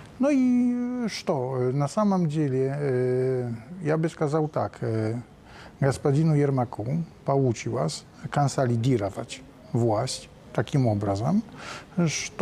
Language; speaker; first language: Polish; non-native, learner; Russian